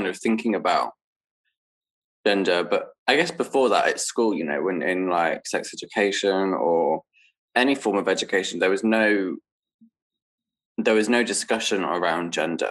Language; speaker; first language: English; native; English